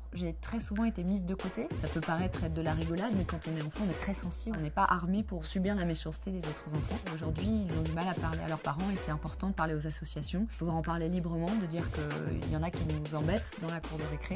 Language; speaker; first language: French; native; French